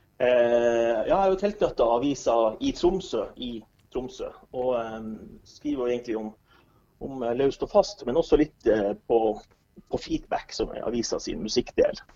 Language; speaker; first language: Norwegian; native; Norwegian